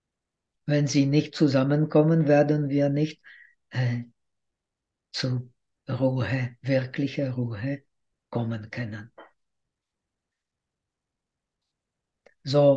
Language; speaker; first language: German; non-native, fluent; Czech